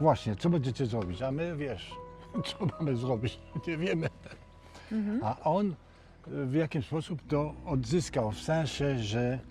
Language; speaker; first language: Polish; early bilingual, heritage; Polish